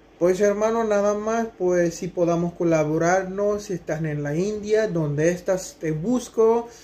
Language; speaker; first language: Spanish; non-native, fluent; Hindi